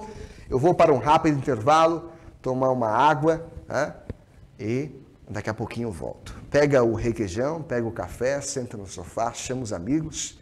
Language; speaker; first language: Portuguese; native; Portuguese